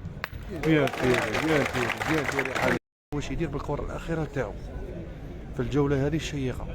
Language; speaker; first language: Arabic; native; Arabic